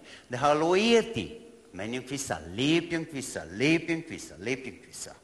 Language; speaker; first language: Hungarian; non-native, learner; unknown